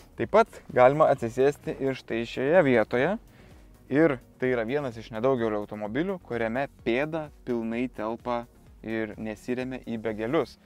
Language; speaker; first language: Lithuanian; native; Lithuanian